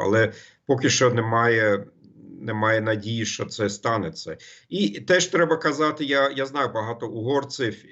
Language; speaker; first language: Ukrainian; non-native, fluent; German